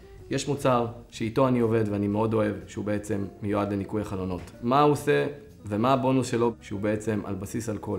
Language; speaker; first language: Hebrew; native; Hebrew